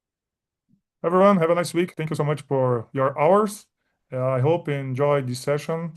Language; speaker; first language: English; non-native, learner; Portuguese